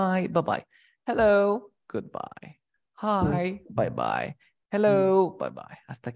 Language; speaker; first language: English; non-native, fluent; Spanish